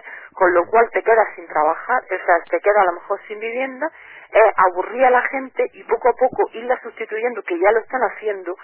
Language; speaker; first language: Spanish; native; Spanish